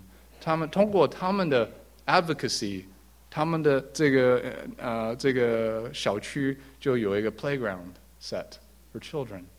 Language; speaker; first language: Chinese; early bilingual, heritage; English